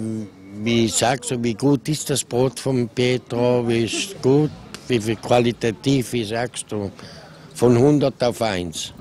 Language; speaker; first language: German; non-native, learner; Italian